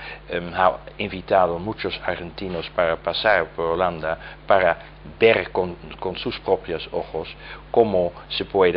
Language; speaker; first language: Spanish; non-native, fluent; Dutch